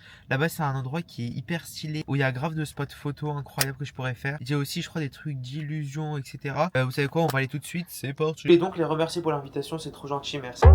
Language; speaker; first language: French; native; French